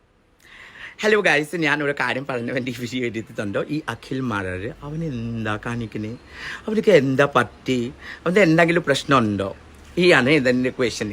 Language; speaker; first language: Malayalam; non-native, learner; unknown